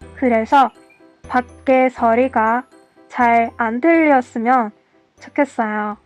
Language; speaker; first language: Korean; non-native, learner; Persian